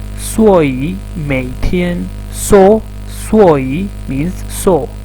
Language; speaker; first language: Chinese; non-native, fluent; Urdu